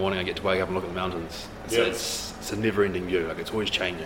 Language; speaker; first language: English; native; English